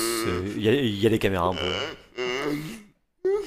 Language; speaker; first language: French; native; French